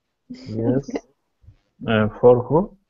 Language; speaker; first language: English; non-native, learner; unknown